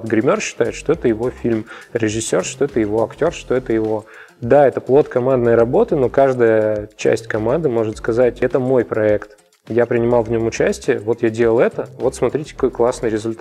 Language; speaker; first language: Russian; native; Russian